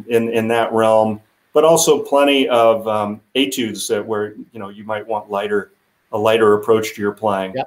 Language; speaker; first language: English; native; English